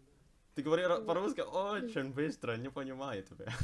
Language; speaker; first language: Russian; non-native, learner; Indonesian